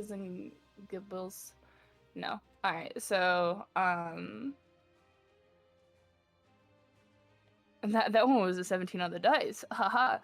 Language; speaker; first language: English; native; English